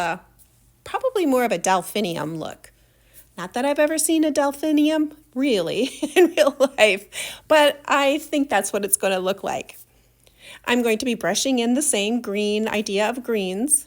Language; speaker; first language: English; native; English